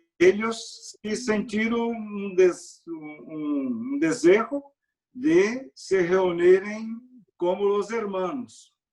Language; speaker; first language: Spanish; non-native, learner; Portuguese